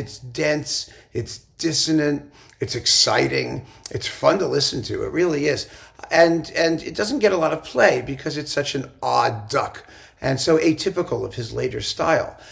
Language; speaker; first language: English; native; English